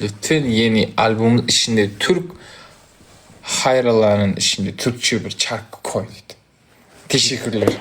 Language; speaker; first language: Turkish; non-native, learner; Kazakh